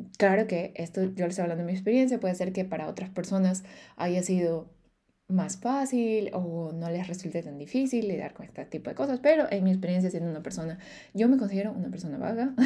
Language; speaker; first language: Spanish; native; Spanish